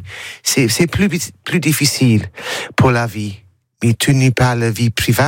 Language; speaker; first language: French; non-native, learner; English